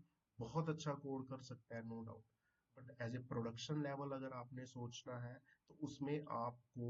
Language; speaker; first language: Hindi; non-native, local second language; Punjabi